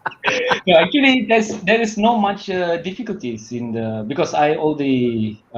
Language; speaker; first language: English; non-native, learner; Malay